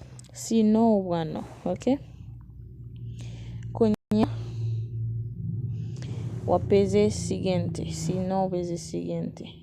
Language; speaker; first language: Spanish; non-native, learner; Haitian Creole